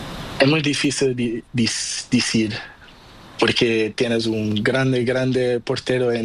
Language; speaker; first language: Spanish; non-native, learner; Portuguese